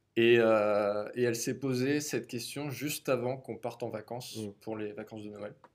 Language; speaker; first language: French; native; French